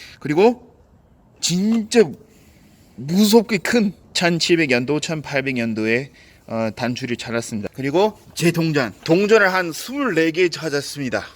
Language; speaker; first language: Korean; non-native, fluent; English